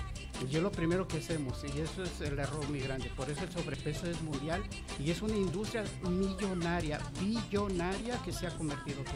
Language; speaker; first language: Spanish; native; Spanish